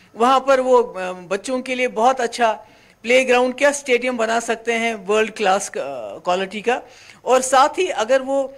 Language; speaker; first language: Hindi; non-native, local second language; Kashmiri